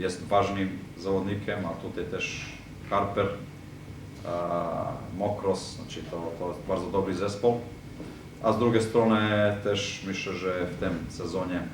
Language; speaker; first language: Polish; non-native, fluent; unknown